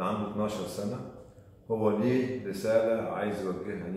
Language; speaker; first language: Arabic; native; Arabic